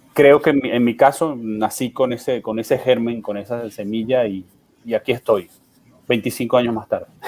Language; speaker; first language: Spanish; native; Spanish